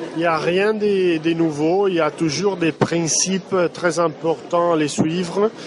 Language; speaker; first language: French; non-native, fluent; Italian